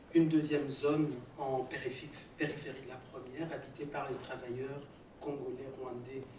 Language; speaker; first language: French; non-native, local second language; Swahili